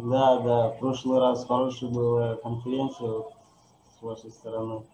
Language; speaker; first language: Russian; non-native, local second language; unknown